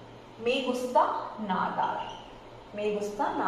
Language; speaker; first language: Spanish; non-native, fluent; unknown